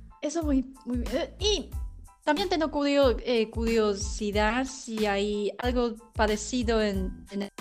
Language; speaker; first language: Spanish; non-native, learner; Chinese